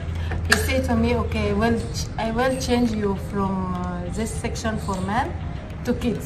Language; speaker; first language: English; non-native, learner; Arabic